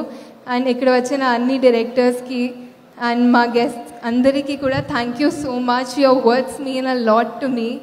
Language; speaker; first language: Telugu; non-native, fluent; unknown